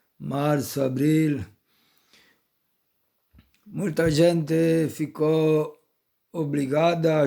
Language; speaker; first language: Portuguese; non-native, fluent; Italian